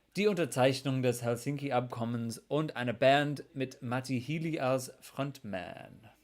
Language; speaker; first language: German; non-native, fluent; English